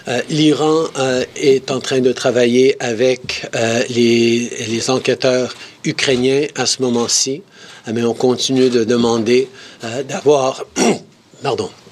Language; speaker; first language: French; native; French